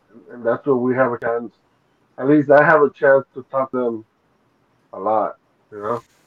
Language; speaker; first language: English; early bilingual, other home language; Spanish